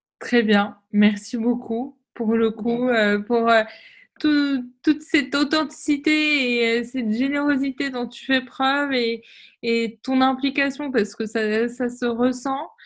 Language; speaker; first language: French; native; French